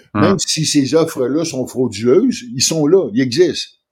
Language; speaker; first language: French; native; French